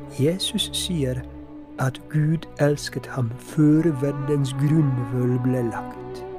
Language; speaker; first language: Norwegian; non-native, fluent; Polish